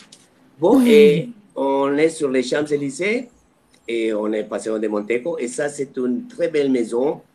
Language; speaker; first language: French; non-native, fluent; Spanish